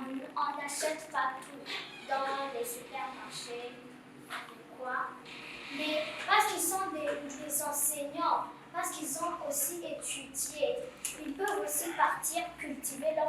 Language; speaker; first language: French; non-native, learner; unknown